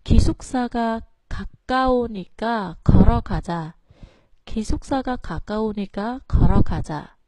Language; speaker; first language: Korean; non-native, fluent; Vietnamese